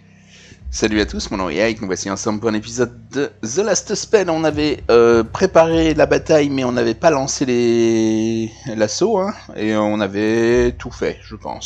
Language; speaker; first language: French; native; French